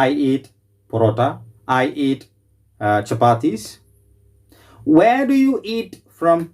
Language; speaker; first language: English; non-native, local second language; Malayalam